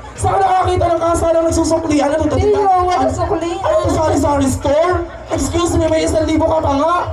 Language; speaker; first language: Filipino; native; Filipino